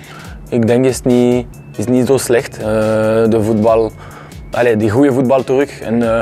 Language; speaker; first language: Dutch; non-native, learner; French